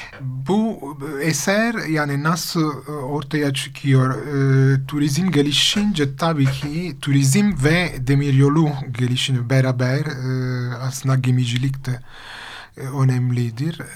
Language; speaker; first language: Turkish; non-native, fluent; Italian